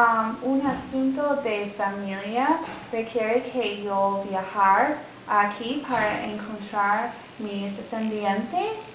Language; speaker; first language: Spanish; non-native, learner; English